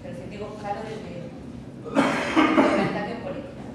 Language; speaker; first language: Spanish; non-native, local second language; Galician